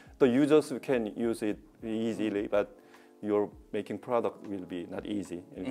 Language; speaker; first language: English; non-native, learner; Korean